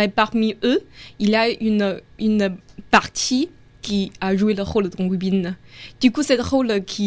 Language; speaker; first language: French; non-native, fluent; Chinese